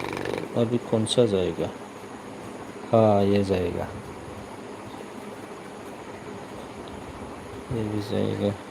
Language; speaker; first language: Hindi; non-native, local second language; Bodo